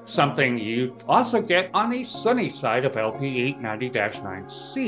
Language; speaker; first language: English; native; English